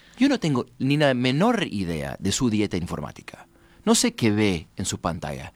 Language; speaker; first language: Spanish; non-native, fluent; English